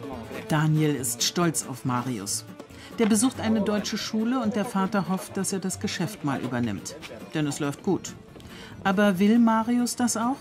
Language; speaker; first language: German; native; German